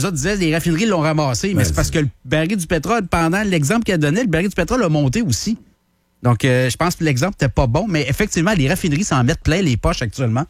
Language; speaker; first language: French; native; French